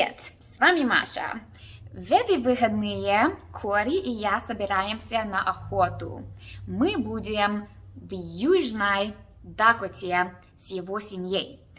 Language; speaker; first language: Russian; non-native, learner; English